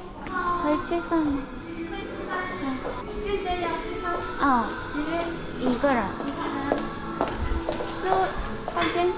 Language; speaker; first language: Chinese; non-native, learner; Korean